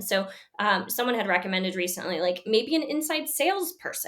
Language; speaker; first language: English; native; English